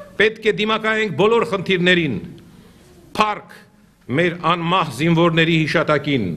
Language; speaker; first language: Armenian; native; Armenian